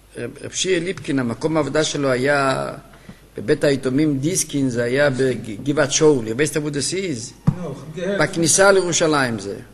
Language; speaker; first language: Hebrew; native; Hebrew